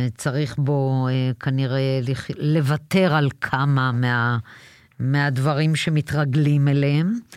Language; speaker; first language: Hebrew; native; Hebrew